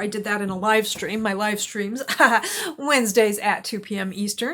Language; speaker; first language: English; native; English